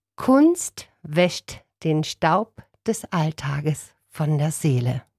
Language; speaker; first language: German; native; German